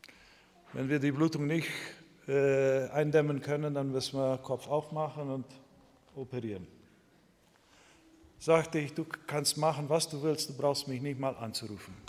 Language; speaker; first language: German; non-native, fluent; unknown